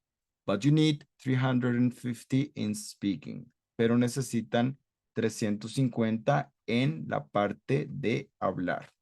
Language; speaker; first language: Spanish; non-native, fluent; English